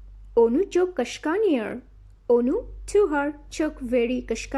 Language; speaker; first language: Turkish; non-native, learner; Bangla